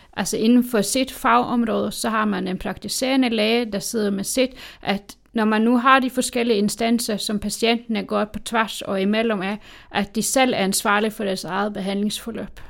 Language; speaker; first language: Danish; native; Danish